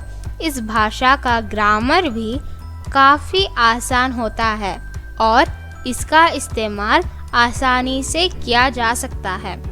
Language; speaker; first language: Hindi; non-native, local second language; Malayalam